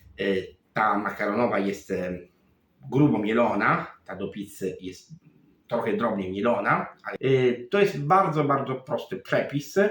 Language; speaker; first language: Polish; non-native, fluent; Italian